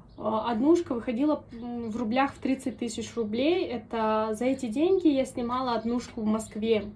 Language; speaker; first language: Russian; native; Russian